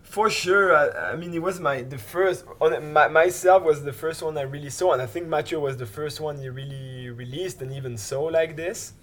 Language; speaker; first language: English; non-native, fluent; French